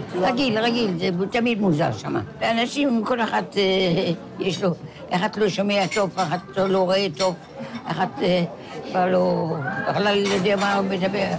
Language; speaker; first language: Hebrew; non-native, fluent; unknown